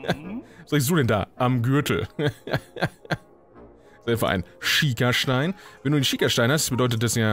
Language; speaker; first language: German; native; German